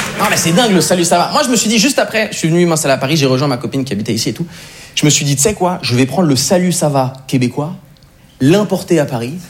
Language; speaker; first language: French; native; French